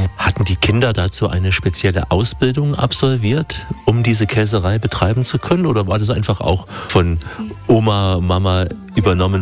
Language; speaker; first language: German; native; German